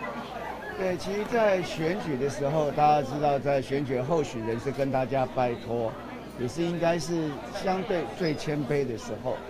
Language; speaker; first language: Chinese; native; Chinese